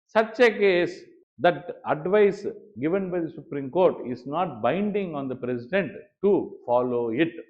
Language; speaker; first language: English; non-native, local second language; Tamil